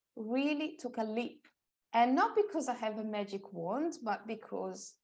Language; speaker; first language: English; non-native, fluent; Italian